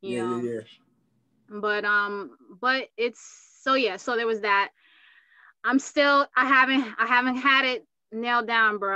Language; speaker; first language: English; native; English